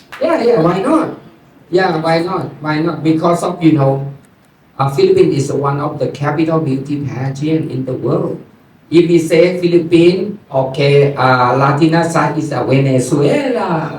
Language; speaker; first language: English; non-native, learner; Thai